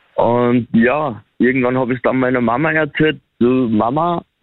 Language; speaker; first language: German; native; German